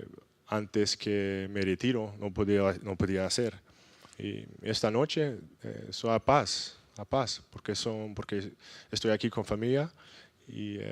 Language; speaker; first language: Spanish; non-native, learner; English